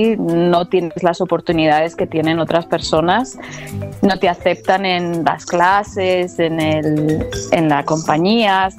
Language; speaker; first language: Spanish; native; Spanish